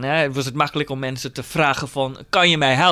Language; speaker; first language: Dutch; non-native, fluent; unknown